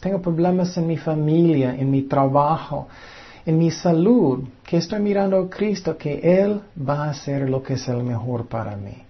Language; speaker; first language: Spanish; non-native, fluent; English